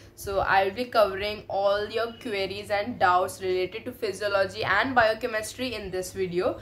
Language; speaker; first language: English; non-native, local second language; Hindi